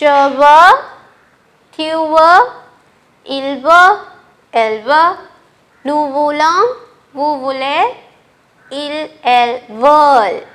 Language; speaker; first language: French; non-native, fluent; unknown